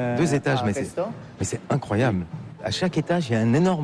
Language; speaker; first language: French; native; French